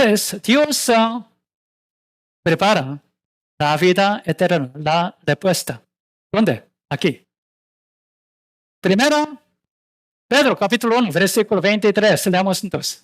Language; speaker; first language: Spanish; non-native, learner; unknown